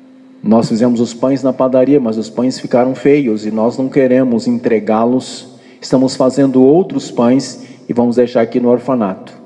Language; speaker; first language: Portuguese; native; Portuguese